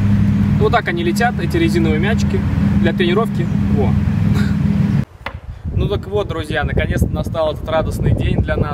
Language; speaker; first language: Russian; native; Russian